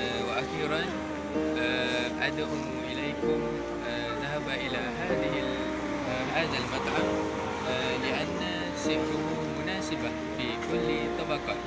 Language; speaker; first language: Arabic; non-native, learner; Malay